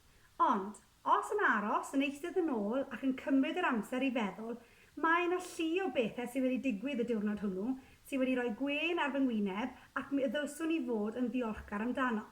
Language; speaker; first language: Welsh; native; Welsh